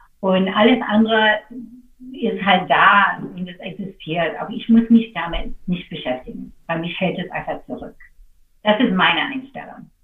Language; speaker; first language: German; non-native, fluent; English